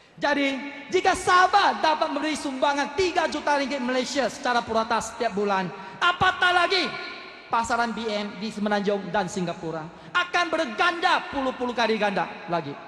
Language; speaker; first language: Malay; non-native, local second language; Chinese